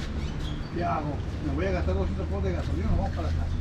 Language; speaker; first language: Spanish; native; Spanish